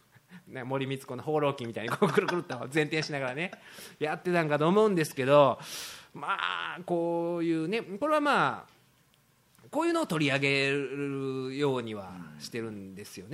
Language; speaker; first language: Japanese; native; Japanese